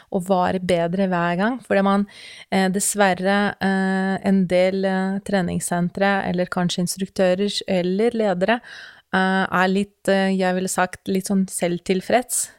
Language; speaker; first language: Norwegian; non-native, fluent; Russian